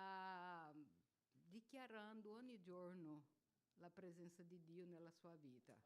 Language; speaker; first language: Italian; non-native, fluent; Portuguese